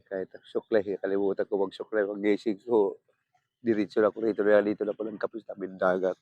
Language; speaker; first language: Filipino; native; Filipino